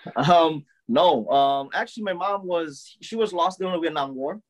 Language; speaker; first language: English; early bilingual, other home language; Lao